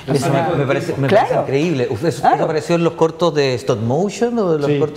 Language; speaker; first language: Spanish; native; Spanish